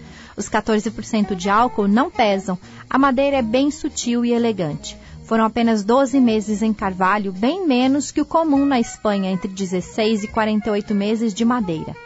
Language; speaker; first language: Portuguese; native; Portuguese